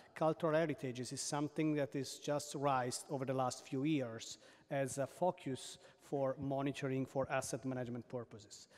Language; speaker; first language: English; non-native, fluent; Italian